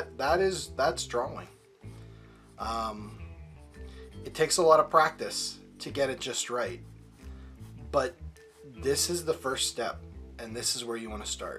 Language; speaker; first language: English; native; English